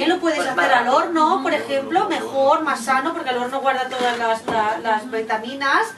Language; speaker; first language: Spanish; native; Spanish